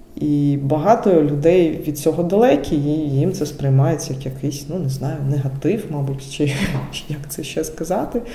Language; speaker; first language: Ukrainian; non-native, local second language; Russian